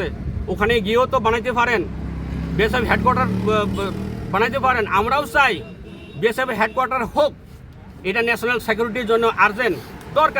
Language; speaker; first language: Bangla; non-native, local second language; Kok Borok